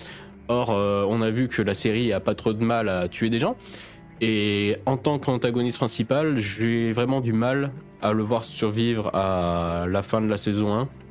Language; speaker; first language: French; native; French